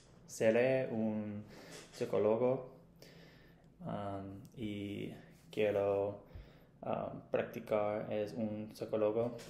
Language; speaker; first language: Spanish; non-native, learner; English